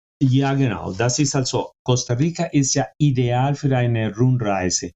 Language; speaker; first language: German; non-native, fluent; Spanish